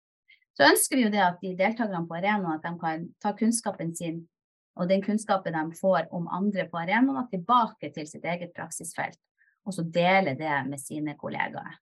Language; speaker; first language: Norwegian; native; Norwegian